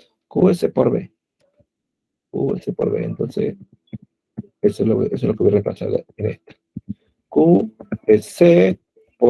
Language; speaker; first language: Spanish; native; Spanish